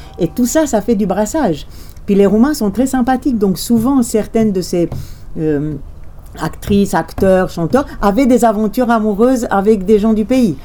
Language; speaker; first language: French; non-native, fluent; Romanian